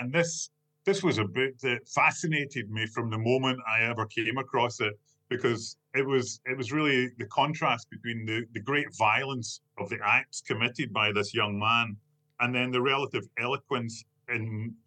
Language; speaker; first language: English; native; English